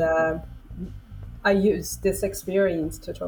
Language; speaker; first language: English; non-native, fluent; Persian